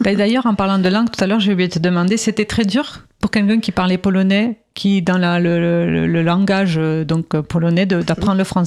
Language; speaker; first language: French; native; French